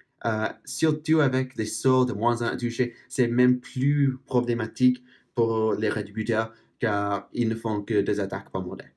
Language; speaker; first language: French; non-native, fluent; English